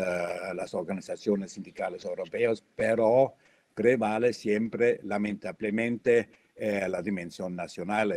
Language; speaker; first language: Spanish; non-native, fluent; German